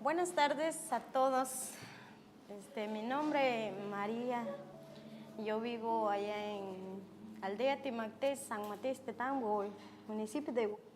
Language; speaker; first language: Spanish; non-native, local second language; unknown